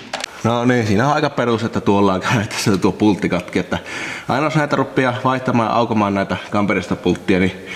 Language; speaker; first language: Finnish; native; Finnish